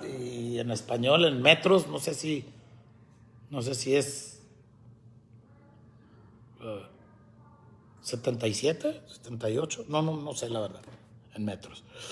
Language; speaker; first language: Spanish; early bilingual, heritage; Spanish